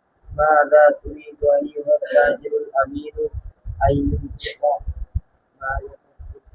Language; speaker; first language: Arabic; non-native, learner; Bangla